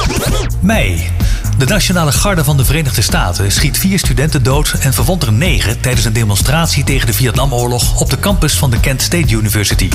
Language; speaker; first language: Dutch; native; Dutch